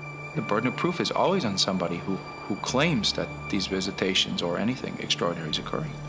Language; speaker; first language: English; native; English